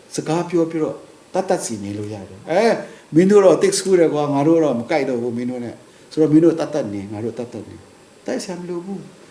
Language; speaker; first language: Burmese; non-native, local second language; Kachin